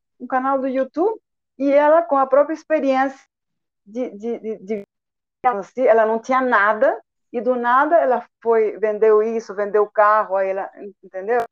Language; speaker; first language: Portuguese; non-native, fluent; Spanish